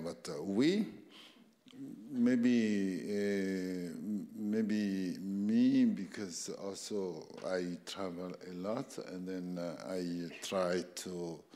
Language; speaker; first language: English; non-native, learner; French